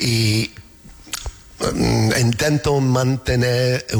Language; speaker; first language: Spanish; non-native, learner; English